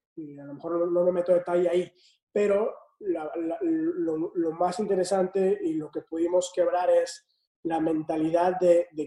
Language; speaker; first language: Spanish; native; Spanish